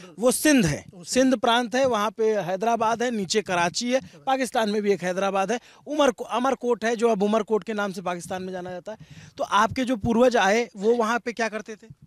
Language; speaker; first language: Hindi; native; Hindi